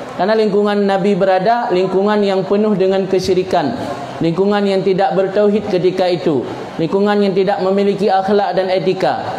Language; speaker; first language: Malay; non-native, local second language; Achinese